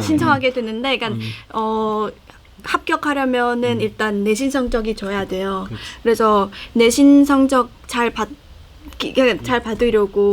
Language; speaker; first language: Korean; non-native, fluent; Khmer